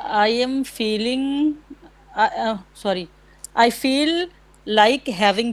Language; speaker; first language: English; non-native, learner; Hindi